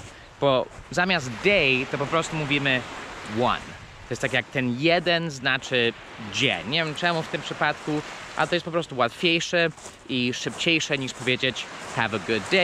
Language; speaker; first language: Polish; non-native, fluent; English